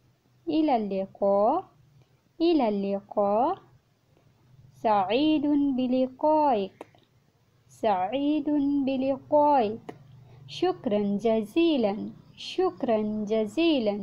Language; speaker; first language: Arabic; non-native, fluent; Urdu